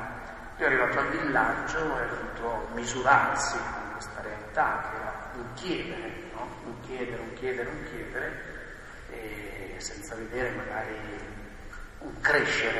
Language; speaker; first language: Italian; native; Italian